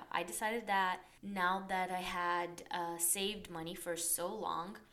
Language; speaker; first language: English; non-native, fluent; Portuguese